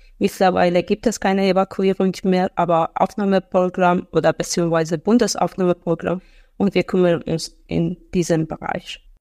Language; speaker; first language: German; non-native, fluent; Persian